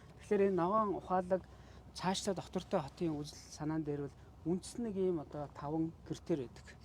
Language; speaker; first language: Mongolian; native; Mongolian